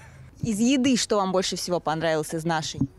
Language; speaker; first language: Russian; native; Russian